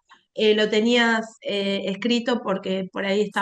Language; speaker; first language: Spanish; native; Spanish